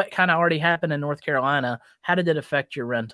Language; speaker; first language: English; native; English